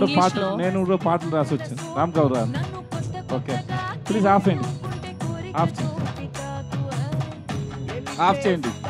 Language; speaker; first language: Telugu; non-native, learner; Tamil